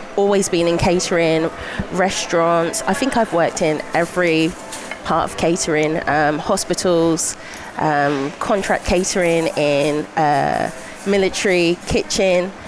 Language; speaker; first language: English; native; English